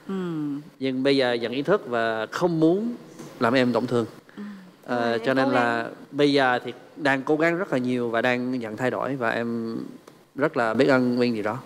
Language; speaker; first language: Vietnamese; non-native, fluent; English